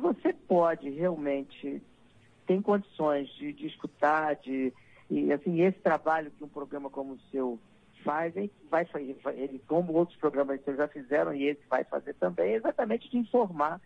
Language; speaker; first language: Portuguese; native; Portuguese